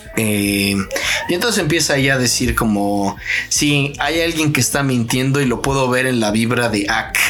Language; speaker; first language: Spanish; native; Spanish